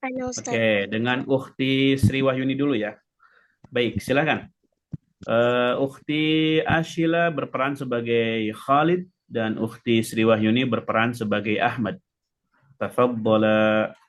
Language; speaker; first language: Indonesian; native; Indonesian